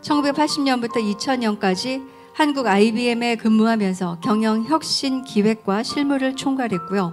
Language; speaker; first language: Korean; native; Korean